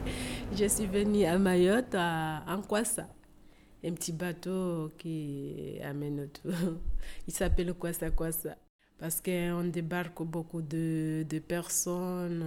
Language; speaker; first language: French; non-native, local second language; Comorian